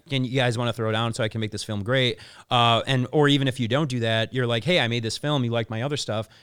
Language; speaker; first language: English; native; English